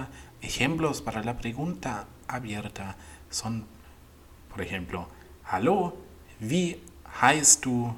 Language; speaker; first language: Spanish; non-native, fluent; German